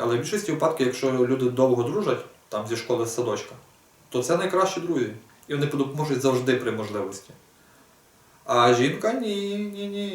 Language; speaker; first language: Ukrainian; native; Ukrainian